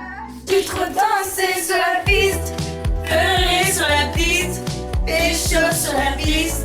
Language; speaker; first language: French; native; French